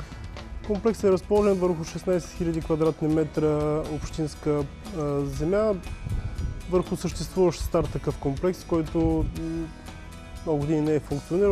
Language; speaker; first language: Bulgarian; native; Bulgarian